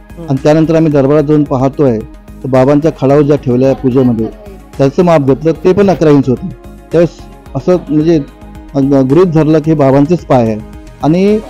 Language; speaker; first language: Marathi; native; Marathi